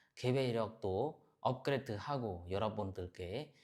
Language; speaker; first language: Korean; non-native, fluent; Khmer